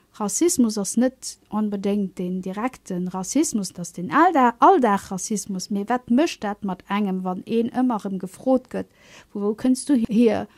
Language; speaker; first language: Luxembourgish; early bilingual, other home language; Kabuverdianu